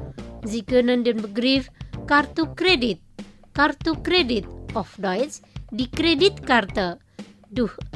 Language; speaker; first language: German; non-native, fluent; Indonesian